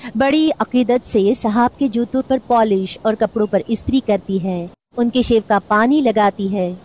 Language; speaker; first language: Urdu; non-native, local second language; Marathi